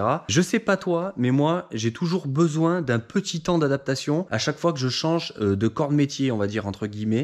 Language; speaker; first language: French; native; French